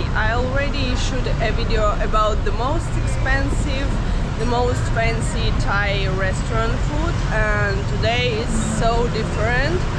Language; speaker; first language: English; non-native, fluent; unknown